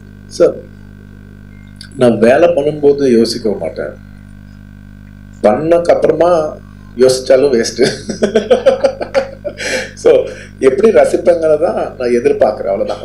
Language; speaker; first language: Tamil; non-native, local second language; Telugu